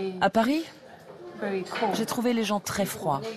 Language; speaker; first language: French; non-native, fluent; Korean